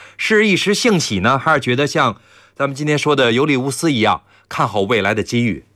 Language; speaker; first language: Chinese; native; Chinese